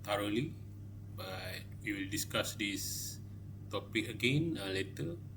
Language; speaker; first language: English; non-native, local second language; Malay